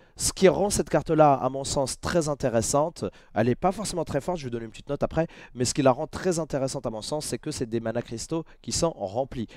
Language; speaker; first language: French; native; French